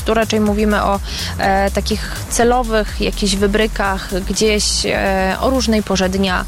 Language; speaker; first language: Polish; native; Polish